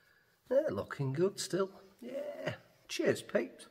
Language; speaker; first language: English; native; English